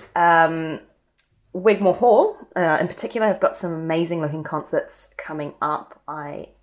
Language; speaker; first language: English; native; English